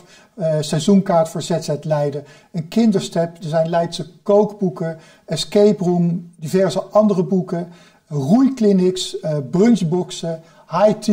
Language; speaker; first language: Dutch; native; Dutch